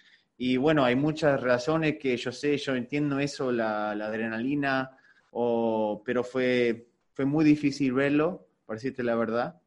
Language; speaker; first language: Spanish; early bilingual, heritage; Spanish